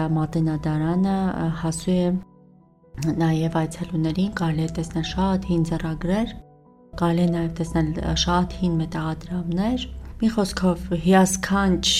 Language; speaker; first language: Armenian; native; Armenian